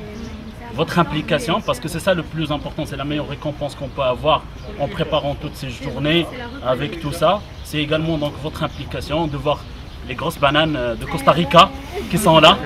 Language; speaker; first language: French; non-native, local second language; Arabic